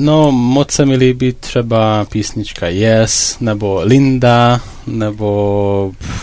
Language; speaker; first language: Czech; non-native, fluent; Hungarian